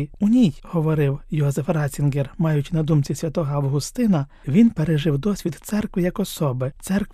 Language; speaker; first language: Ukrainian; native; Ukrainian